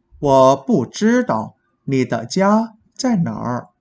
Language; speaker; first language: Chinese; non-native, fluent; Vietnamese